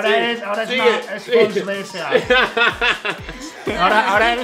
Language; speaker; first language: Spanish; native; Spanish